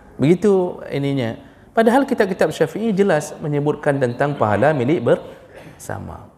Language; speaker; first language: Malay; non-native, local second language; Achinese